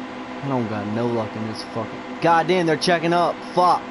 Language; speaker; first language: English; native; English